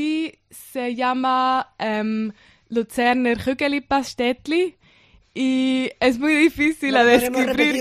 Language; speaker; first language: Spanish; non-native, learner; German